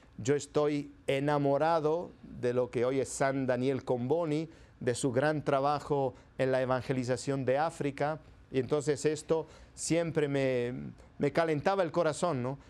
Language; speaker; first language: Spanish; non-native, fluent; Italian